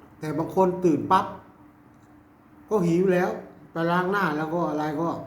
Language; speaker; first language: Thai; non-native, local second language; Lao